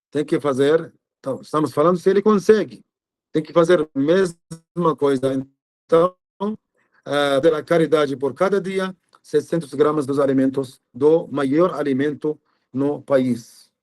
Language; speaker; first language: Portuguese; non-native, fluent; Arabic